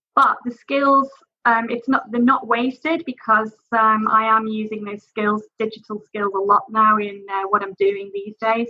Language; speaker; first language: English; native; English